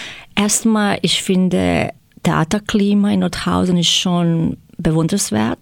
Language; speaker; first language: German; non-native, fluent; Croatian